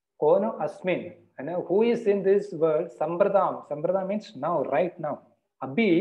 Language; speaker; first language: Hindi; non-native, local second language; Marathi